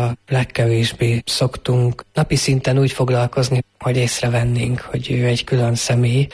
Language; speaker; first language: Hungarian; native; Hungarian